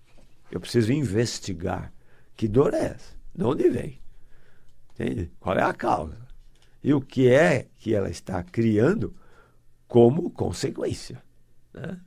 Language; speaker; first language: Portuguese; native; Portuguese